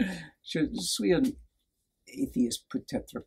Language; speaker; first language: French; non-native, learner; English